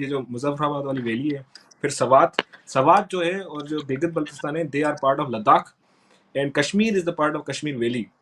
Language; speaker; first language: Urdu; non-native, local second language; Sindhi